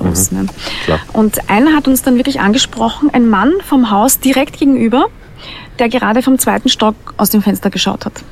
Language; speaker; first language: German; native; German